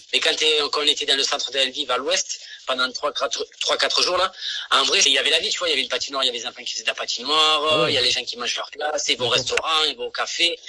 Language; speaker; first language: French; native; French